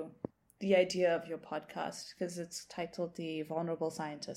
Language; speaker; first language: English; non-native, local second language; Tswana